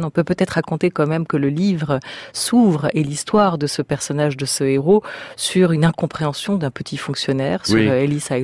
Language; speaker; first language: French; native; French